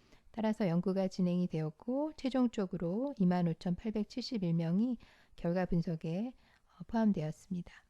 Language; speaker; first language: Korean; native; Korean